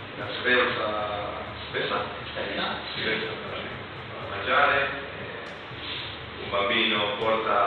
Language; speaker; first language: Italian; non-native, learner; Spanish